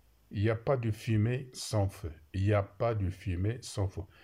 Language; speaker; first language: French; non-native, local second language; Arabic